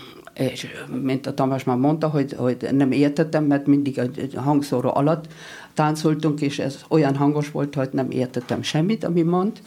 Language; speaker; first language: Hungarian; non-native, learner; German